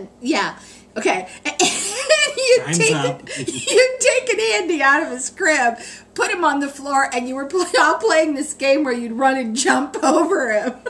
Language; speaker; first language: English; native; English